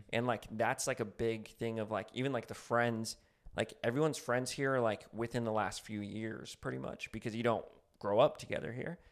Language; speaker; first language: English; native; English